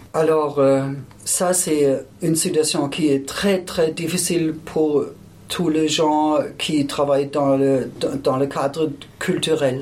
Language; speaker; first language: French; non-native, fluent; German